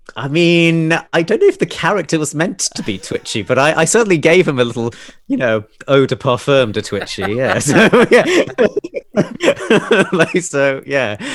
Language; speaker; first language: English; native; English